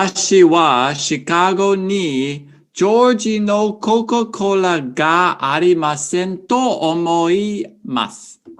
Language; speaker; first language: Japanese; non-native, learner; English